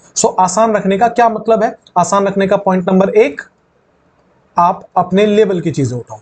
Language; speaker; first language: Hindi; native; Hindi